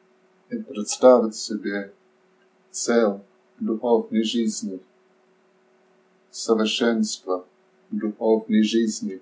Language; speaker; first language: Russian; non-native, fluent; English